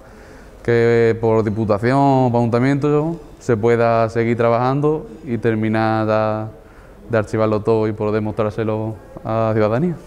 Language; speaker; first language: Spanish; native; Spanish